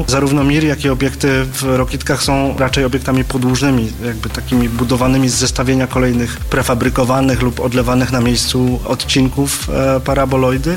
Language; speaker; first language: Polish; native; Polish